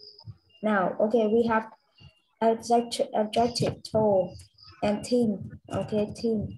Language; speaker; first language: English; non-native, learner; Vietnamese